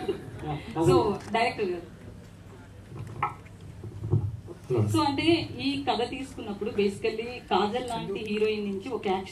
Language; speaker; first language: Telugu; native; Telugu